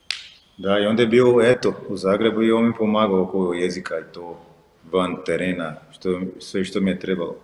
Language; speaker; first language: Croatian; non-native, fluent; Portuguese